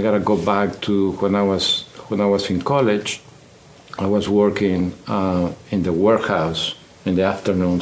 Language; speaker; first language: English; non-native, fluent; Spanish